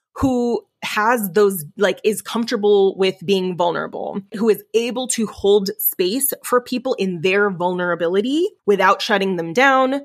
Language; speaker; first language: English; early bilingual, other home language; Spanish